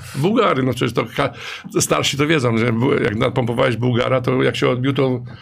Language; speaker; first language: Polish; native; Polish